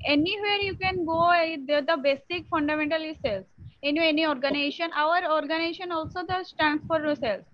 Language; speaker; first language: English; non-native, local second language; Odia